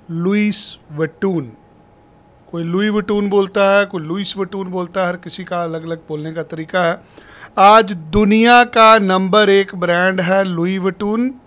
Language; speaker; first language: Hindi; native; Hindi